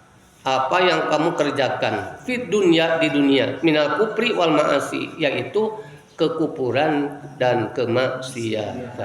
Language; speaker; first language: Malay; non-native, local second language; Sundanese